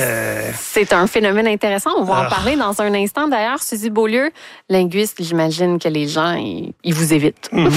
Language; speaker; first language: French; native; French